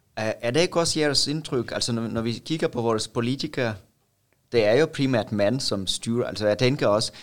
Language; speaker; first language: Danish; non-native, fluent; Russian